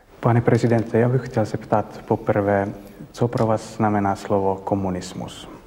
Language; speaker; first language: Czech; non-native, learner; Finnish